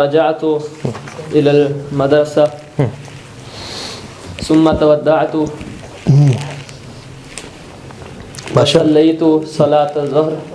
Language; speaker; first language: Arabic; non-native, learner; Urdu